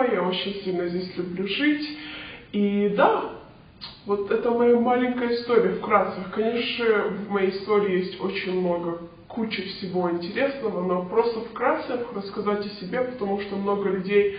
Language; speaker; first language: Russian; early bilingual, heritage; Russian